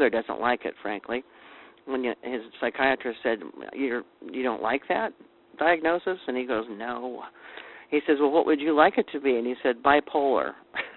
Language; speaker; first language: English; native; English